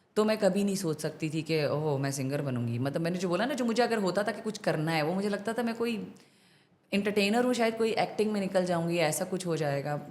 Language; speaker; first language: Urdu; non-native, local second language; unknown